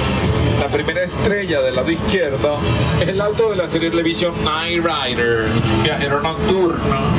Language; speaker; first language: Spanish; native; Spanish